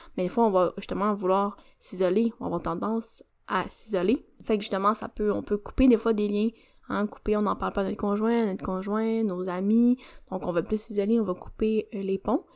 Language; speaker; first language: French; native; French